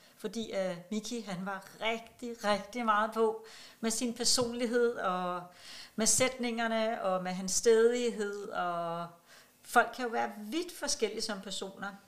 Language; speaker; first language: Danish; non-native, local second language; Kalaallisut